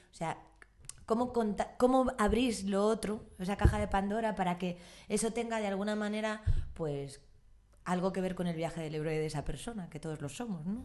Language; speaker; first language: Spanish; native; Spanish